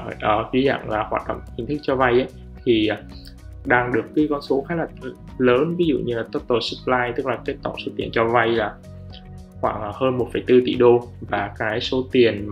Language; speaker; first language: Vietnamese; native; Vietnamese